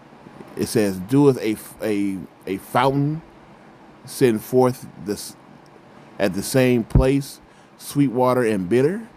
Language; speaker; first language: English; native; English